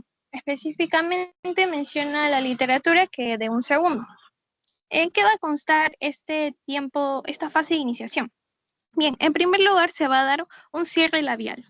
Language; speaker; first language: Spanish; native; Spanish